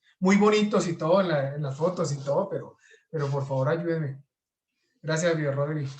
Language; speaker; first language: Spanish; native; Spanish